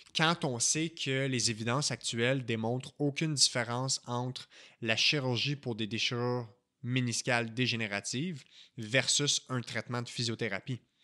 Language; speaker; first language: French; native; French